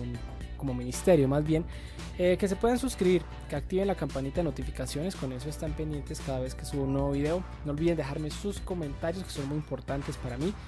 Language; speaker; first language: Spanish; native; Spanish